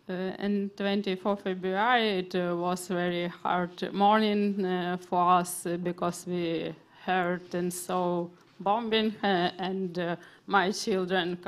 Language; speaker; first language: English; non-native, learner; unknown